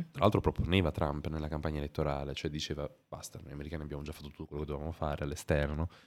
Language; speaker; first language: Italian; native; Italian